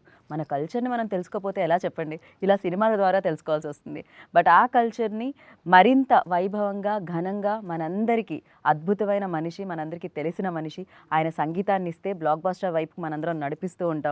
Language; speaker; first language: Telugu; native; Telugu